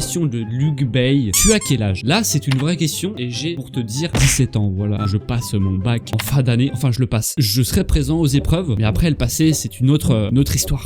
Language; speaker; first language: French; native; French